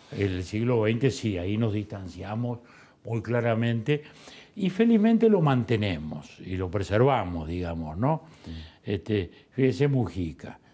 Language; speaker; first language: Spanish; native; Spanish